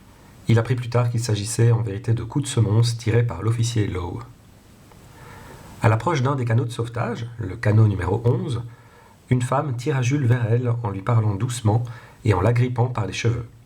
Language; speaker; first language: French; non-native, local second language; Dutch